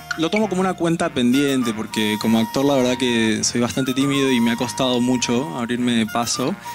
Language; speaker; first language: Spanish; early bilingual, other home language; Italian